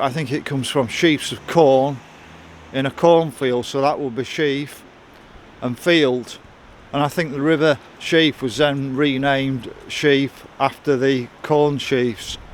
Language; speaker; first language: English; native; English